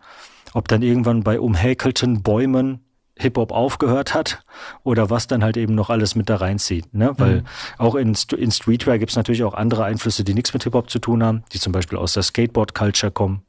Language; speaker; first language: German; native; German